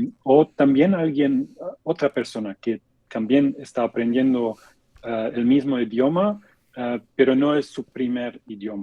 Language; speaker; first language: Spanish; non-native, fluent; German